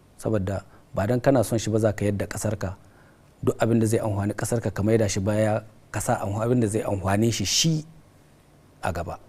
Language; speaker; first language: Hausa; native; Hausa